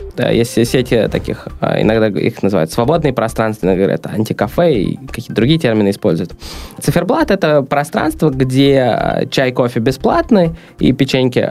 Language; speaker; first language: Russian; native; Russian